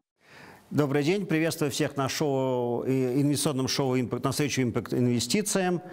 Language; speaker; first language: Russian; native; Russian